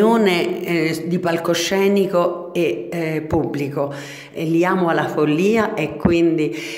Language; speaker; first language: Italian; native; Italian